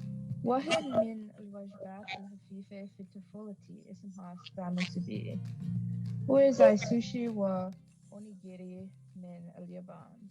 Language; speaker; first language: Arabic; non-native, learner; English